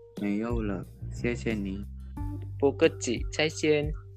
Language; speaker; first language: Chinese; non-native, learner; Indonesian